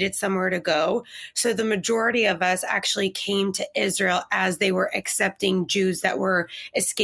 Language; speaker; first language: English; native; English